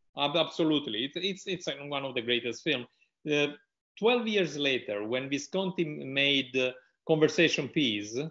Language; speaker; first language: English; non-native, fluent; Italian